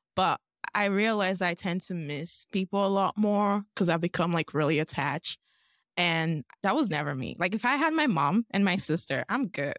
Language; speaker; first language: English; non-native, local second language; Yoruba